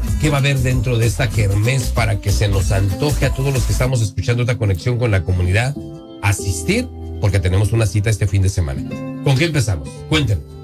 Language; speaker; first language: Spanish; native; Spanish